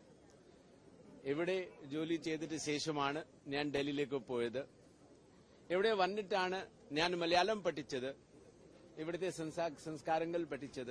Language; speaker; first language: Malayalam; non-native, fluent; Hindi